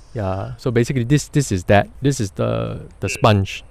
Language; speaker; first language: English; non-native, local second language; Chinese